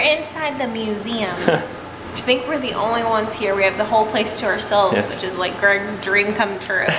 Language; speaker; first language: English; native; English